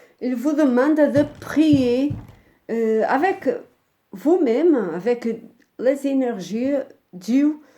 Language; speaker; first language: French; non-native, fluent; Portuguese